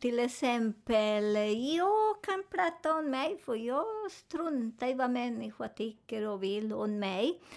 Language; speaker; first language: Swedish; non-native, fluent; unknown